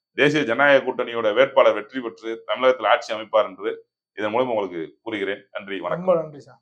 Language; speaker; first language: Tamil; native; Tamil